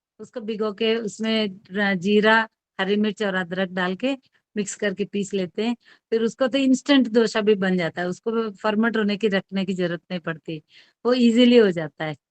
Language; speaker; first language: Hindi; non-native, local second language; Telugu